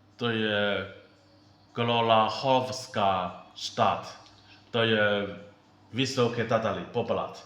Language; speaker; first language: Slovak; non-native, learner; Chinese